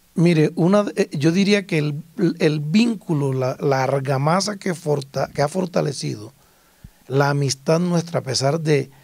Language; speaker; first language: Spanish; native; Spanish